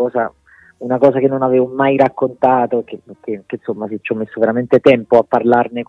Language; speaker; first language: Italian; native; Italian